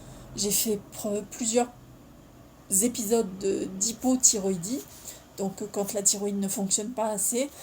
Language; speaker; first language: French; native; French